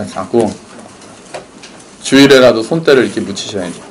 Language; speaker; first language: Korean; native; Korean